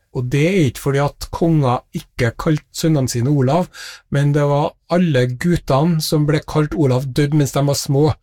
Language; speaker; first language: Norwegian; native; Norwegian